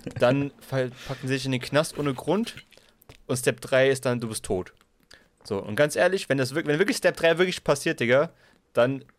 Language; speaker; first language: German; early bilingual, other home language; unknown